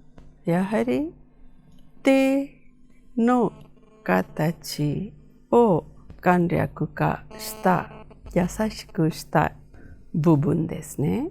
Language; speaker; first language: Japanese; non-native, fluent; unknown